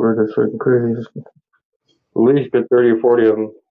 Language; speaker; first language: English; native; English